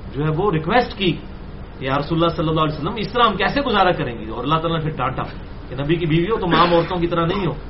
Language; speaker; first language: Urdu; non-native, local second language; Punjabi